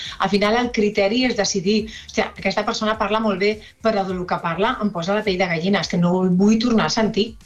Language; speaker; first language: Catalan; non-native, local second language; Spanish